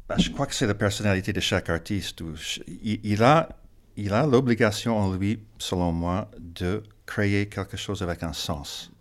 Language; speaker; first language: French; non-native, fluent; English